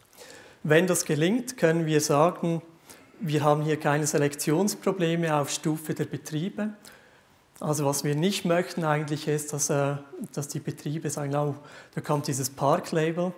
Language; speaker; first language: German; native; German